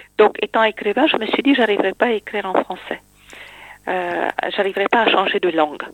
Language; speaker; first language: French; non-native, fluent; Romanian